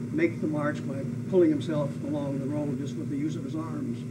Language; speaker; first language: English; native; English